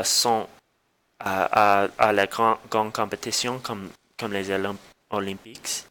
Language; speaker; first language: French; non-native, learner; English